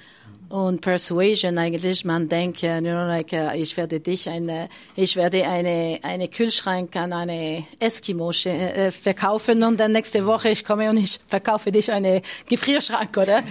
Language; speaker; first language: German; non-native, learner; French